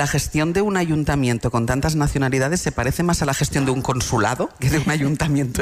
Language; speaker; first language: Spanish; native; Spanish